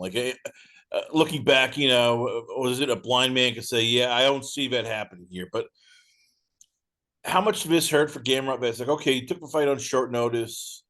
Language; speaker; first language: English; native; English